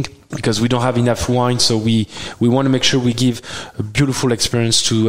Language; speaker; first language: English; non-native, fluent; French